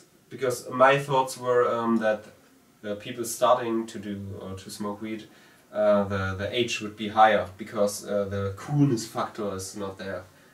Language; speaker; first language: English; non-native, fluent; German